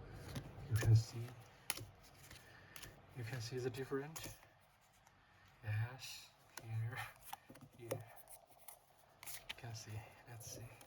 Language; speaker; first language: English; non-native, learner; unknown